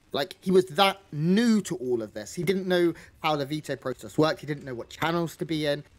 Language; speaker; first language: English; native; English